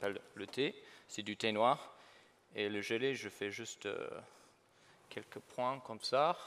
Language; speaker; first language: French; non-native, fluent; English